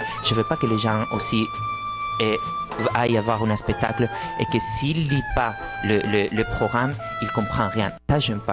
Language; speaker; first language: French; non-native, fluent; Spanish